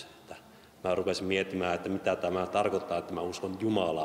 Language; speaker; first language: Finnish; native; Finnish